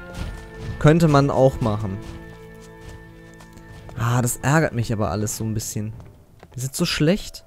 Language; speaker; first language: German; native; German